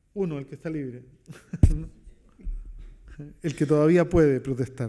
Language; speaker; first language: Spanish; native; Spanish